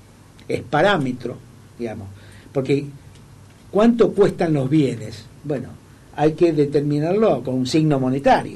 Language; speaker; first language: Spanish; native; Spanish